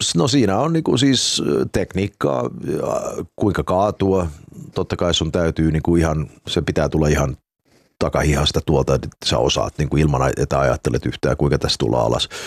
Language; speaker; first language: Finnish; non-native, fluent; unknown